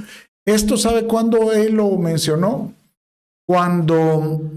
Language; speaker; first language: Spanish; native; Spanish